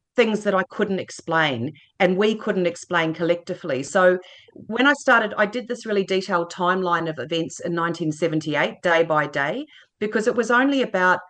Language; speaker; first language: English; native; English